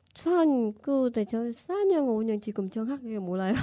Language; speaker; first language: Korean; non-native, learner; Vietnamese